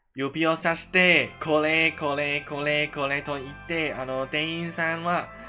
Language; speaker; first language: Japanese; non-native, learner; Cantonese